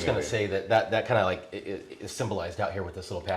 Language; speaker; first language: English; native; English